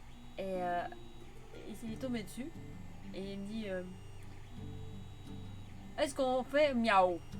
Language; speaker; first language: French; native; French